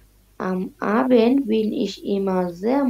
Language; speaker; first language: German; non-native, learner; Bangla